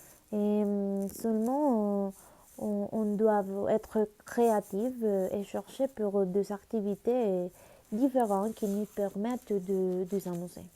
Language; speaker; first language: French; non-native, learner; Spanish